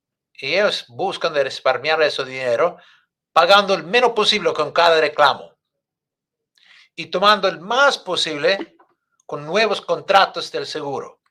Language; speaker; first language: Spanish; non-native, fluent; English